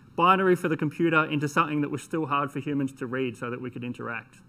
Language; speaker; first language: English; native; English